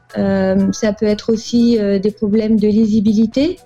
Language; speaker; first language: French; native; French